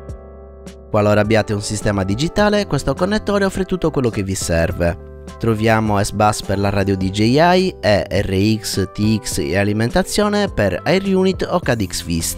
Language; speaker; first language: Italian; native; Italian